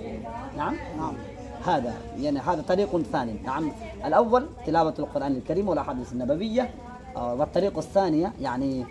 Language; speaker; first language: Arabic; non-native, fluent; Urdu